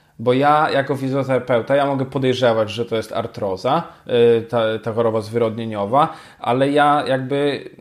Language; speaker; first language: Polish; native; Polish